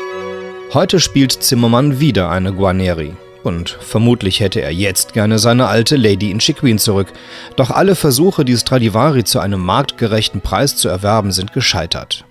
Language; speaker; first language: German; native; German